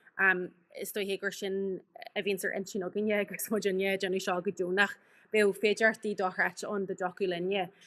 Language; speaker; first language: Irish; native; Irish